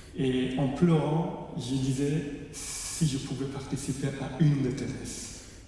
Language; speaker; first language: French; non-native, fluent; Persian